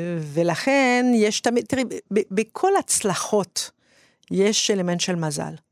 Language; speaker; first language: Hebrew; non-native, fluent; French